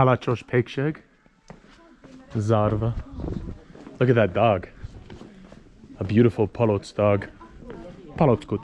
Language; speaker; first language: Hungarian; non-native, learner; English